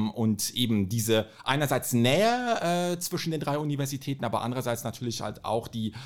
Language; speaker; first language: German; native; German